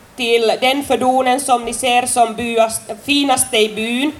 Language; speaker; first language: Swedish; non-native, local second language; Finnish